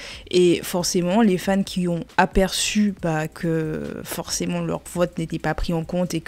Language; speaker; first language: French; native; French